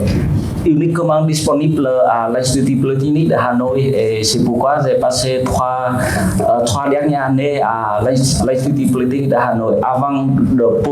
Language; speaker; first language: French; non-native, fluent; Vietnamese